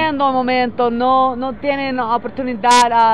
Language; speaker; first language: Spanish; non-native, learner; English